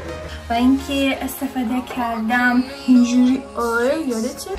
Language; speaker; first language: Persian; non-native, learner; Turkish